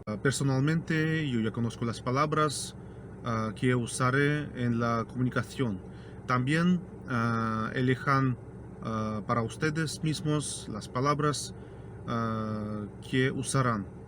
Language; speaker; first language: Spanish; non-native, fluent; Russian